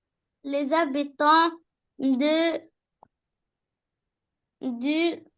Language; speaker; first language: French; non-native, learner; Arabic